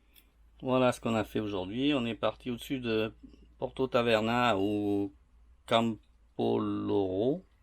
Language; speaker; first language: French; native; French